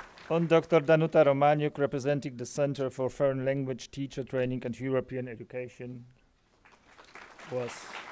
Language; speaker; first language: English; non-native, fluent; Polish